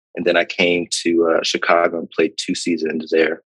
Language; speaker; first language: English; native; English